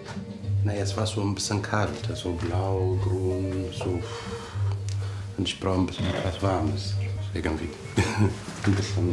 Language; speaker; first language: German; non-native, fluent; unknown